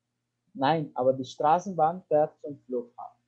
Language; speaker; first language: German; non-native, fluent; Spanish